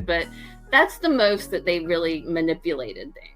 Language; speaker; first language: English; native; English